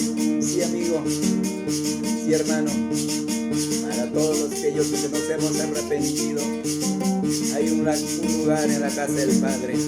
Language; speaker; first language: Spanish; native; Spanish